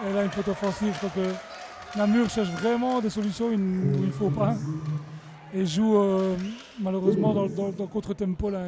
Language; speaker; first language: French; native; French